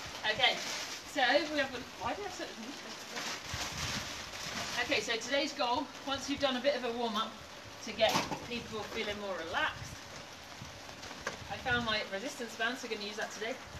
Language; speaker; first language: English; native; English